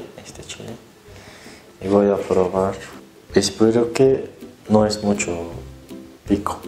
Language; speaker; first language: Spanish; non-native, learner; Turkish